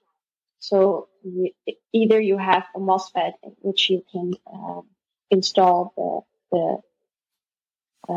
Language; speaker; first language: English; non-native, fluent; Dutch